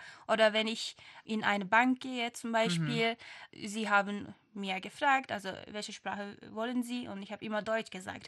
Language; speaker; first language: German; non-native, fluent; Turkish